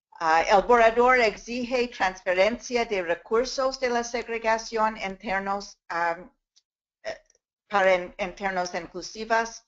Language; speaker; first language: Spanish; non-native, fluent; English